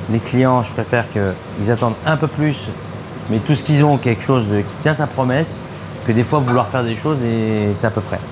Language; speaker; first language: French; non-native, local second language; Arabic